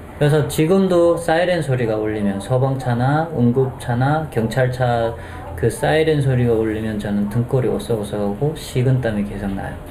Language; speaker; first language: Korean; native; Korean